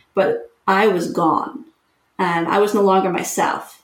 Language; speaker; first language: English; native; English